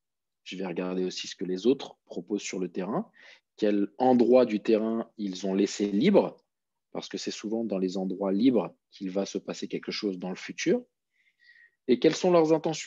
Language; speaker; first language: French; native; French